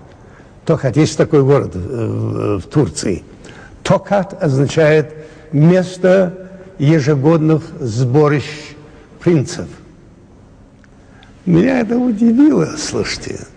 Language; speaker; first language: Russian; non-native, local second language; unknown